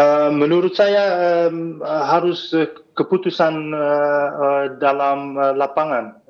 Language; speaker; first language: Indonesian; non-native, fluent; Dutch